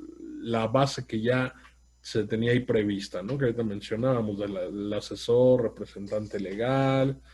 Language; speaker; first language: Spanish; native; Spanish